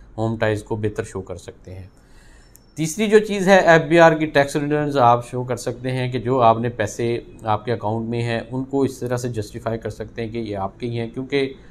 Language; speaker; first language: Urdu; non-native, local second language; Punjabi